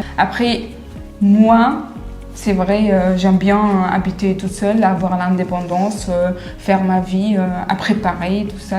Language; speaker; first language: French; non-native, fluent; Arabic